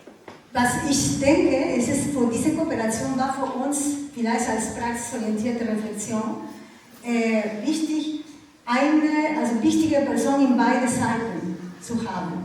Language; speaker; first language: German; non-native, learner; Ukrainian